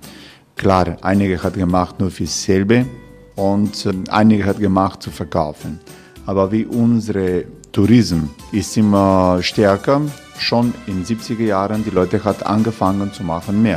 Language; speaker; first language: German; non-native, learner; Croatian